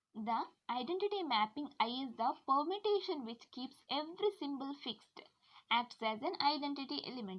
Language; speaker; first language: English; non-native, local second language; Kannada